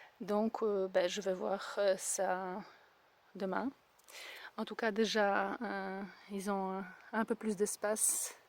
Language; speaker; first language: French; non-native, fluent; Polish